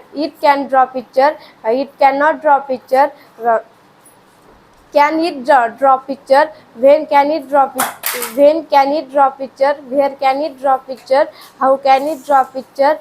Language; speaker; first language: English; non-native, learner; Marathi